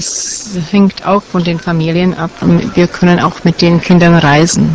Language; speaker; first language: German; non-native, fluent; Czech